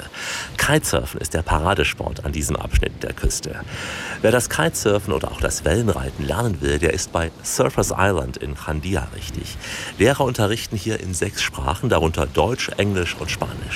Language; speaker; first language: German; native; German